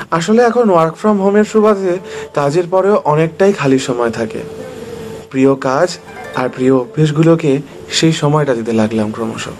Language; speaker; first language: Bangla; native; Bangla